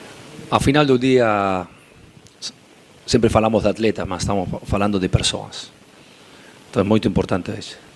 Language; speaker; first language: Portuguese; non-native, fluent; Spanish